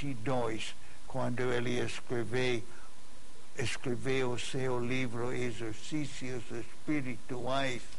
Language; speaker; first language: Portuguese; non-native, fluent; English